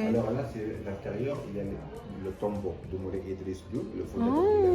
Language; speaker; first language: French; non-native, local second language; Arabic